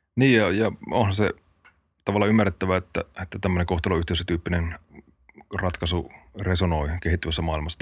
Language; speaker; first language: Finnish; native; Finnish